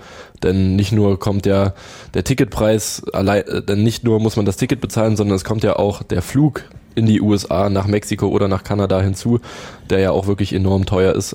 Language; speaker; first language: German; native; German